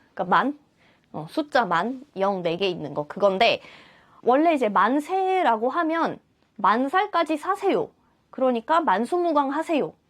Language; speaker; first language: Korean; non-native, fluent; Russian